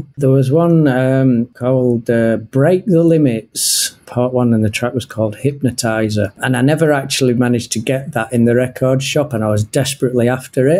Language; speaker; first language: English; native; English